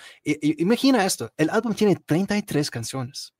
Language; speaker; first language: Spanish; non-native, learner; Arabic